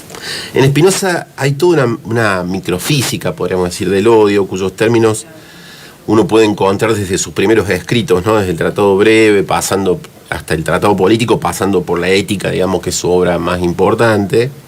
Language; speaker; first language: Spanish; native; Spanish